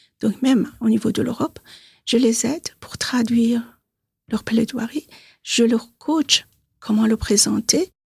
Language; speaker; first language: French; non-native, fluent; Persian